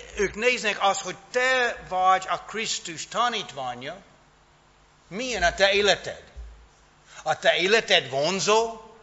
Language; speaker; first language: Hungarian; non-native, fluent; English